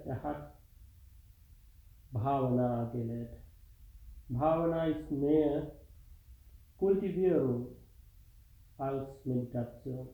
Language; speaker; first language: German; non-native, fluent; Sinhala